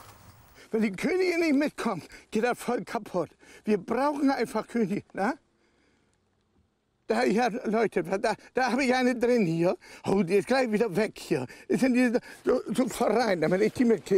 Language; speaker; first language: German; native; German